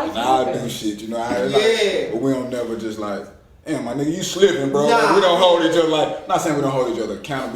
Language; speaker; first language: English; native; English